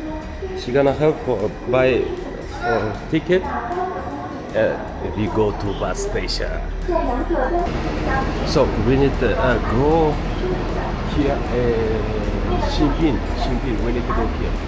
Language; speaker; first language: English; non-native, learner; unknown